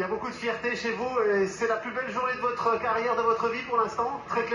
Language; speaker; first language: French; native; French